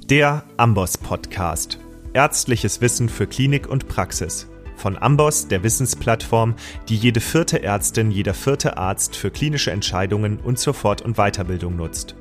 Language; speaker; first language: German; native; German